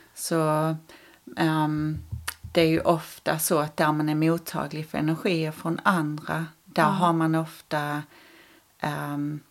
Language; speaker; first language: Swedish; early bilingual, other home language; English